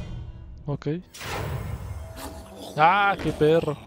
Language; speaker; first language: Spanish; native; Spanish